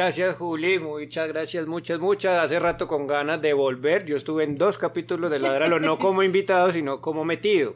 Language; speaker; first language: Spanish; native; Spanish